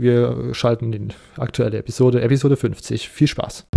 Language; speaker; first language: German; native; German